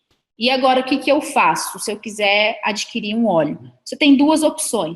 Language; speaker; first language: Portuguese; native; Portuguese